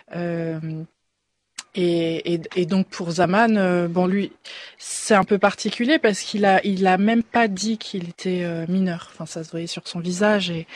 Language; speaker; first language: French; native; French